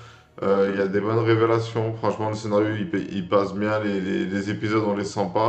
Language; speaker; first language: French; native; French